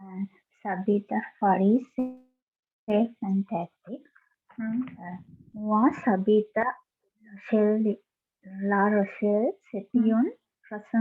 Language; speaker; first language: French; non-native, learner; Sinhala